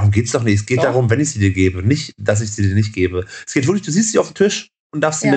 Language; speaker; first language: German; native; German